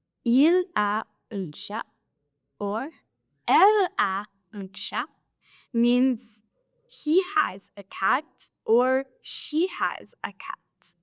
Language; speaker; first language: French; non-native, fluent; English